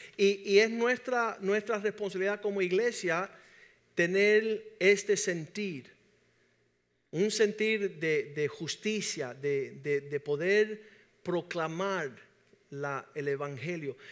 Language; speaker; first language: Spanish; native; Spanish